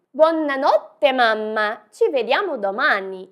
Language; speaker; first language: Italian; non-native, fluent; Portuguese